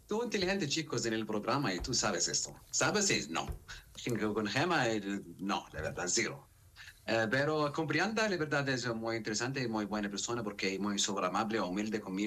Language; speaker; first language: Spanish; non-native, learner; Arabic